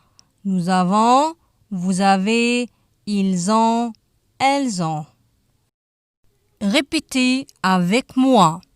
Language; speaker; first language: French; non-native, fluent; Arabic